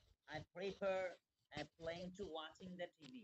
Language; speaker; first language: English; non-native, learner; Bangla